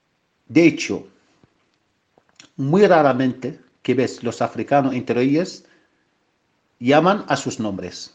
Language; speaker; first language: Spanish; non-native, fluent; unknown